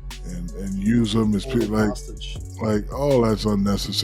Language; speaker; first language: English; native; English